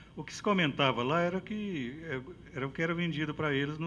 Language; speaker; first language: Portuguese; native; Portuguese